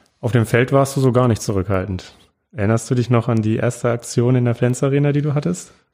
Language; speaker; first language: German; native; German